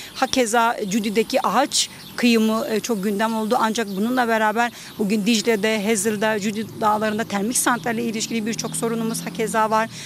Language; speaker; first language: Turkish; native; Turkish